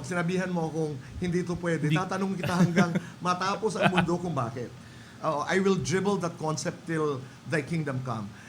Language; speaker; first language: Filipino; non-native, local second language; Waray